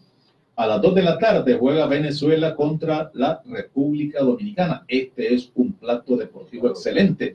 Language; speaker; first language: Spanish; native; Spanish